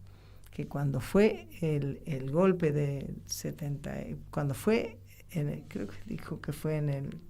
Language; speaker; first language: Spanish; native; Spanish